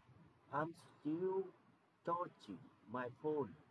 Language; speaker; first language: English; non-native, learner; Vietnamese